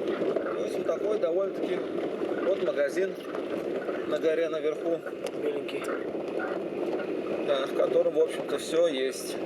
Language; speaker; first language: Russian; native; Russian